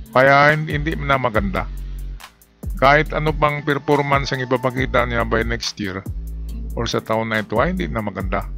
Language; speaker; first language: Filipino; non-native, local second language; Cebuano